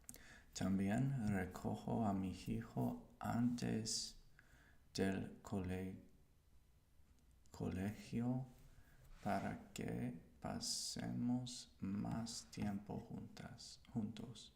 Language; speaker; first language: Spanish; non-native, learner; English